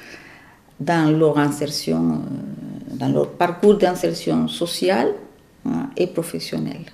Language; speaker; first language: French; non-native, fluent; Spanish